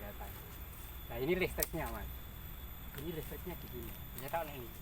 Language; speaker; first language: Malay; non-native, local second language; Javanese